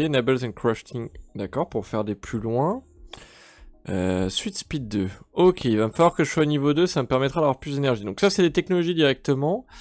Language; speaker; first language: French; native; French